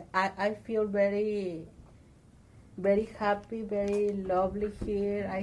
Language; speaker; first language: English; non-native, learner; Spanish